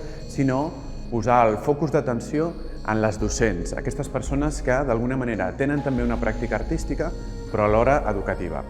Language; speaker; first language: Catalan; native; Catalan